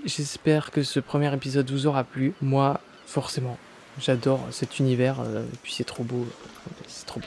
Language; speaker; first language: French; native; French